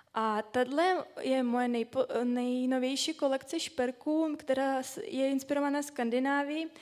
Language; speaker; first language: Czech; non-native, fluent; Russian